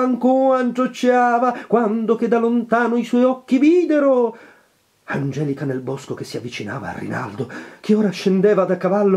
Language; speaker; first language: Italian; native; Italian